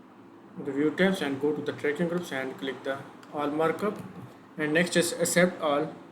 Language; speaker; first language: English; non-native, learner; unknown